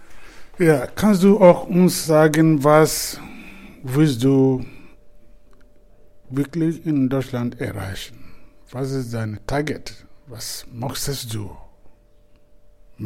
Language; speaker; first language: German; non-native, fluent; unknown